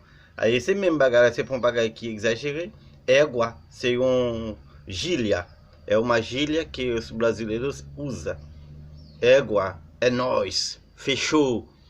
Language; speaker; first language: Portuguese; non-native, learner; Haitian Creole